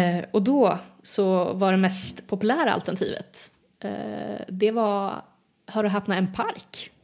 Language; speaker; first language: Swedish; native; Swedish